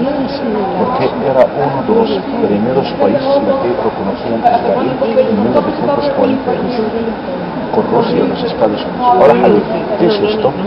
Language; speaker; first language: Spanish; non-native, fluent; Arabic